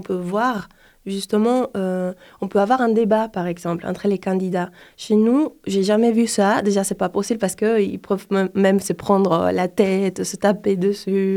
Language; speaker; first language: French; non-native, fluent; Spanish